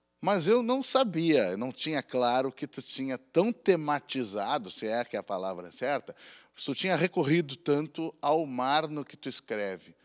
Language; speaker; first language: Portuguese; native; Portuguese